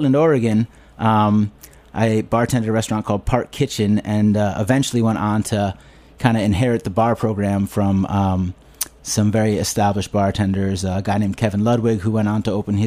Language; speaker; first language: English; native; English